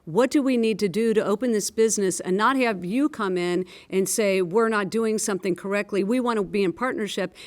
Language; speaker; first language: English; native; English